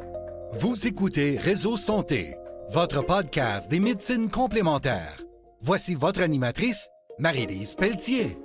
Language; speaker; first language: French; native; French